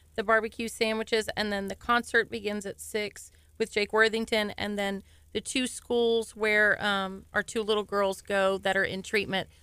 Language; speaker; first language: English; native; English